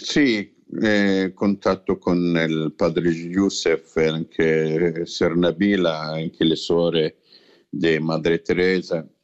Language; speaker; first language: Italian; non-native, fluent; Arabic